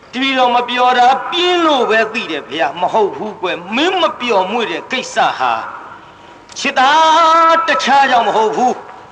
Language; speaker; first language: Burmese; native; Burmese